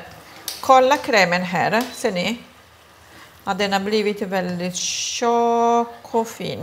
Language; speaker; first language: Swedish; non-native, fluent; Italian